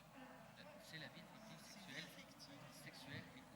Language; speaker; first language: French; native; French